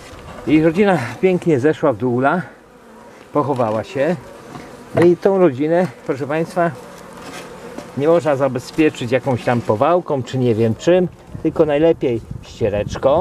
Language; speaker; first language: Polish; native; Polish